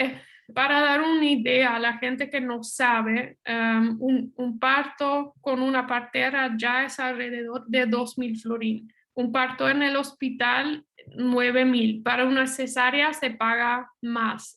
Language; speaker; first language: Spanish; non-native, fluent; Dutch